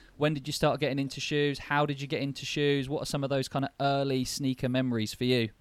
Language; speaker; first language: English; native; English